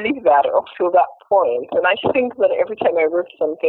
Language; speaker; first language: English; non-native, local second language; Yoruba